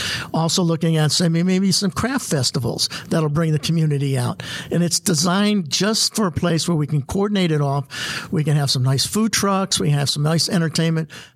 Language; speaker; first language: English; native; English